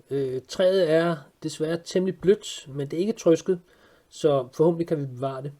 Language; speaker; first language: Danish; native; Danish